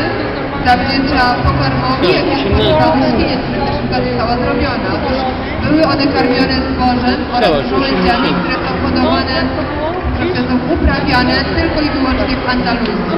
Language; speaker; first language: Polish; native; Polish